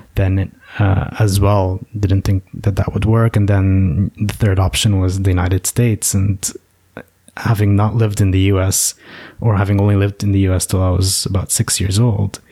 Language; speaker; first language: English; native; English